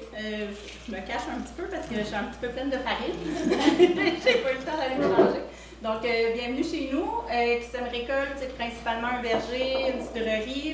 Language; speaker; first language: French; native; French